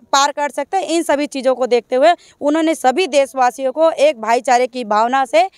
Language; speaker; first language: Hindi; native; Hindi